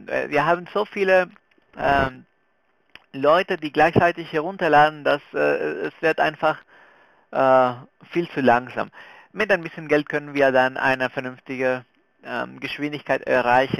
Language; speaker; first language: German; non-native, fluent; Spanish